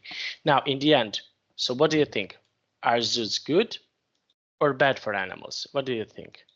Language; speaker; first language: English; non-native, fluent; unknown